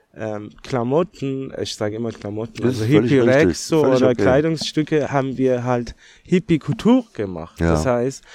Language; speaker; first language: German; non-native, fluent; Persian